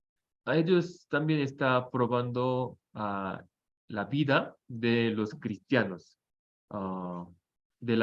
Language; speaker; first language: Spanish; non-native, fluent; Korean